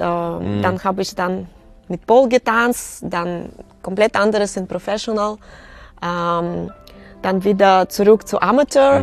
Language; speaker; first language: German; non-native, fluent; Russian